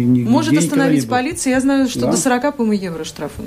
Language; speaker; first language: Russian; native; Russian